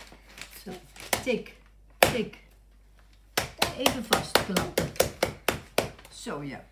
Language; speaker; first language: Dutch; native; Dutch